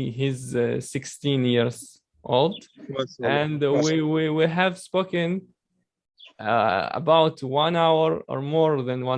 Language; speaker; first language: English; non-native, learner; Chechen